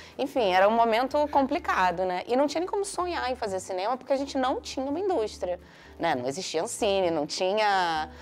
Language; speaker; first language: Portuguese; native; Portuguese